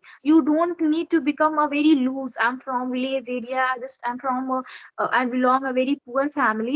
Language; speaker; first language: English; non-native, learner; Odia